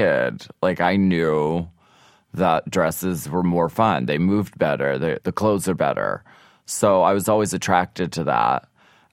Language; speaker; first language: English; native; English